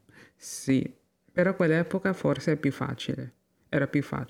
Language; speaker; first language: Italian; non-native, fluent; Filipino